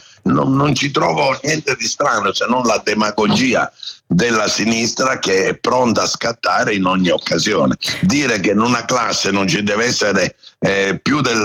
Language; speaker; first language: Italian; native; Italian